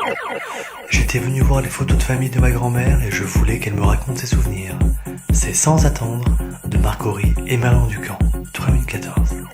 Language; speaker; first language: French; native; French